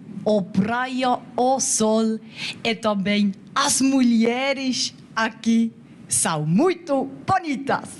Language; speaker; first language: Portuguese; non-native, learner; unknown